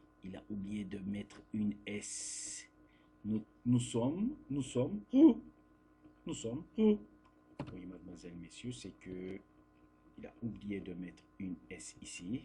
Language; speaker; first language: French; non-native, fluent; Turkish